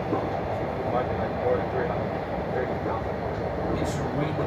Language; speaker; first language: English; non-native, fluent; Indonesian